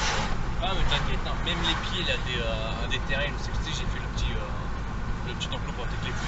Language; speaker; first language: French; native; French